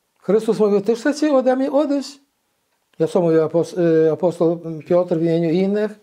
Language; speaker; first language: Polish; early bilingual, heritage; Polish